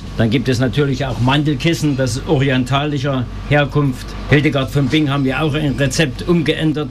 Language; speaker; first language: German; native; German